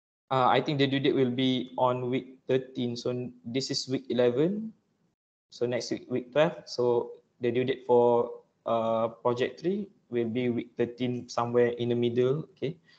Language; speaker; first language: English; non-native, local second language; Malay